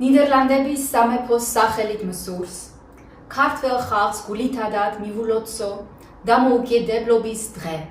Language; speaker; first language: Georgian; non-native, learner; Dutch